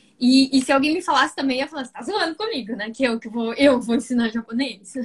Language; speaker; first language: Portuguese; native; Portuguese